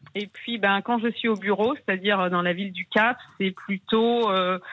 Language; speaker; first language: French; native; French